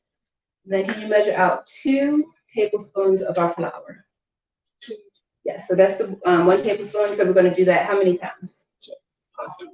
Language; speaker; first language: English; native; English